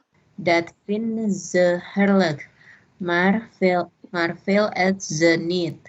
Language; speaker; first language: Dutch; non-native, learner; Indonesian